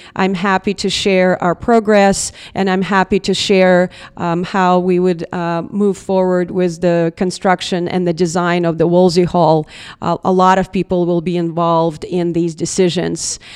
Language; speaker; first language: English; non-native, fluent; Russian